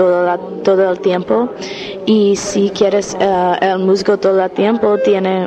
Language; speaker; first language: Spanish; non-native, learner; English